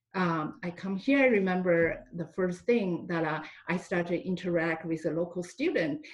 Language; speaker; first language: English; non-native, fluent; Chinese